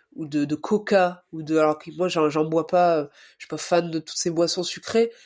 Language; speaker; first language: French; native; French